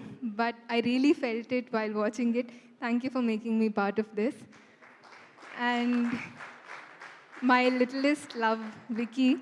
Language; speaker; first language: Telugu; non-native, fluent; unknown